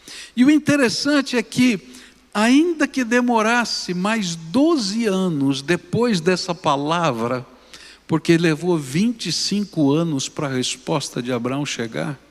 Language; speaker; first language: Portuguese; native; Portuguese